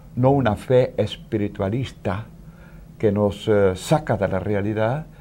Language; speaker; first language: Spanish; non-native, fluent; Dutch